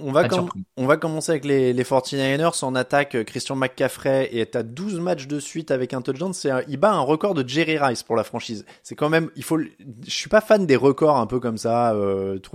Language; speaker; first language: French; native; French